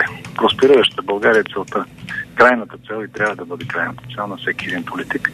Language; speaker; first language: Bulgarian; native; Bulgarian